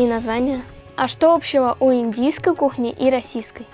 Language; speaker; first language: Russian; native; Russian